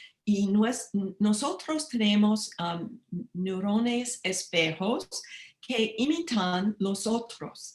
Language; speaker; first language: Spanish; non-native, learner; English